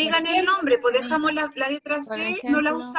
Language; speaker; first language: Spanish; native; Spanish